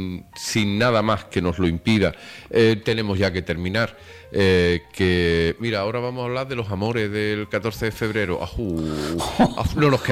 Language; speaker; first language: Spanish; native; Spanish